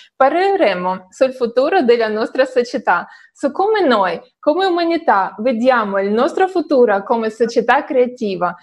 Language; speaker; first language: Italian; non-native, fluent; Russian